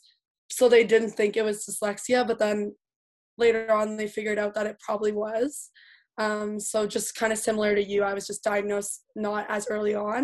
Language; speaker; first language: English; native; English